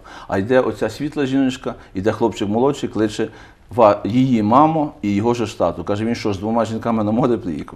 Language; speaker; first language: Ukrainian; native; Ukrainian